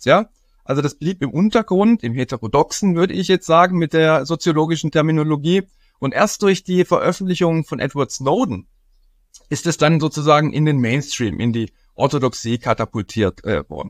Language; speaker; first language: German; native; German